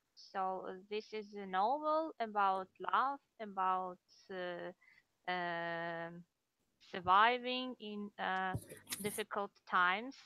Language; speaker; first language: English; non-native, fluent; Russian